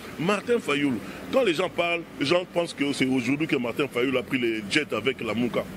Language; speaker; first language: French; non-native, local second language; Lingala